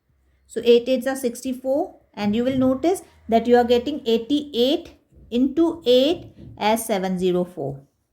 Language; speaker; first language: English; non-native, local second language; Hindi